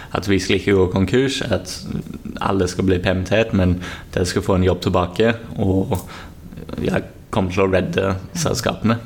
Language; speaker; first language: Norwegian; non-native, fluent; English